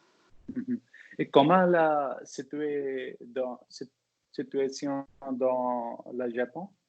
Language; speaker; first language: French; non-native, learner; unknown